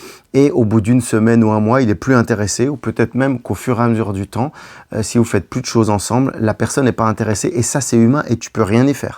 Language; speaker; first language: French; native; French